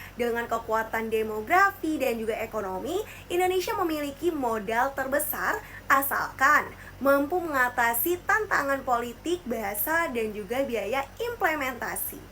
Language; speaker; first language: Indonesian; native; Indonesian